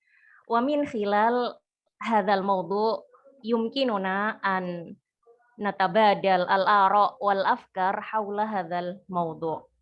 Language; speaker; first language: Arabic; non-native, fluent; Indonesian